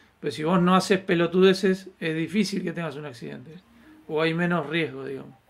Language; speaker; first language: Spanish; native; Spanish